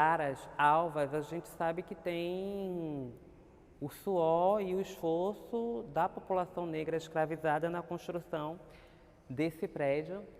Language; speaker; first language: Portuguese; native; Portuguese